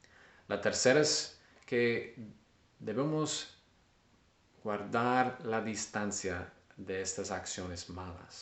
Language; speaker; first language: Spanish; non-native, learner; English